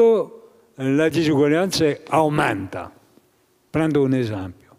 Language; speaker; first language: Italian; non-native, fluent; French